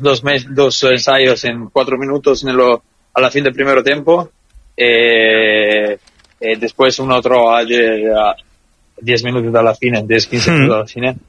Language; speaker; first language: Spanish; non-native, learner; Italian